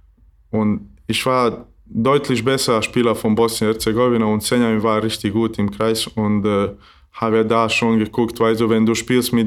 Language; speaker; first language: German; non-native, learner; Bosnian